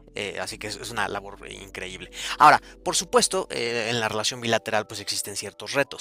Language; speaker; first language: Spanish; native; Spanish